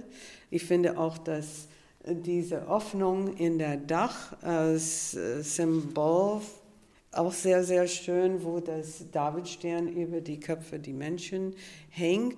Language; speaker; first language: German; non-native, fluent; English